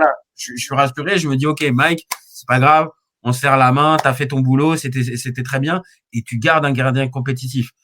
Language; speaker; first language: French; native; French